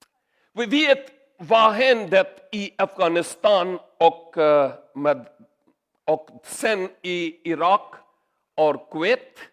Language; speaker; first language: Swedish; non-native, learner; Urdu